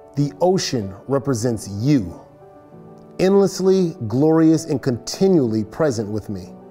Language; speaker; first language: English; native; English